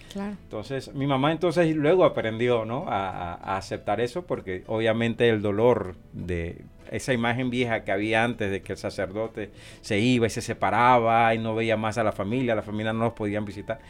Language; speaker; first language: Spanish; native; Spanish